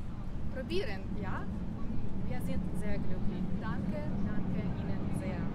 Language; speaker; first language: German; non-native, learner; Ukrainian